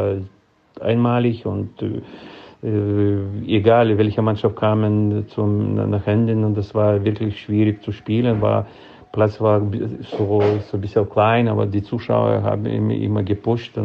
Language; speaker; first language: German; non-native, fluent; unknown